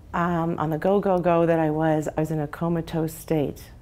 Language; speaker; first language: English; native; English